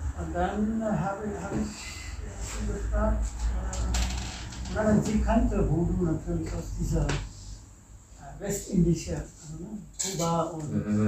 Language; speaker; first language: German; non-native, fluent; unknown